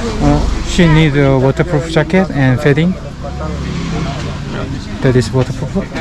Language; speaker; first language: English; non-native, learner; Korean